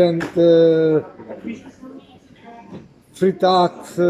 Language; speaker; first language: English; non-native, learner; Italian